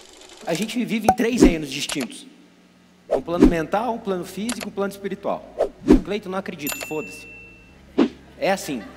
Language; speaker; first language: Portuguese; native; Portuguese